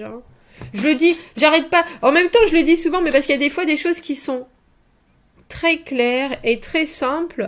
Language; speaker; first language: French; native; French